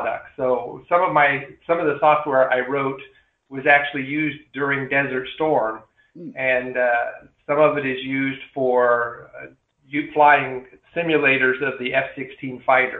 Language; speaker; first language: English; native; English